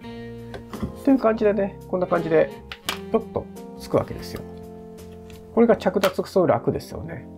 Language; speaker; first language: Japanese; native; Japanese